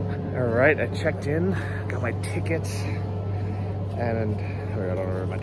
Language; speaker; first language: English; native; English